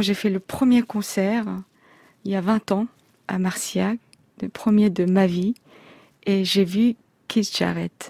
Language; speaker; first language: French; non-native, fluent; Korean